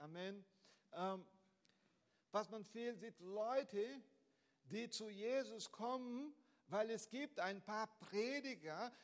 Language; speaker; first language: German; non-native, fluent; Portuguese